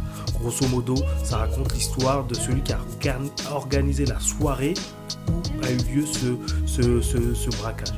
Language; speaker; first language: French; native; French